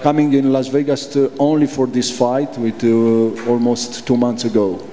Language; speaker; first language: English; non-native, learner; Romanian